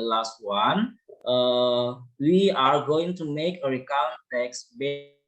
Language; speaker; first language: English; non-native, learner; Indonesian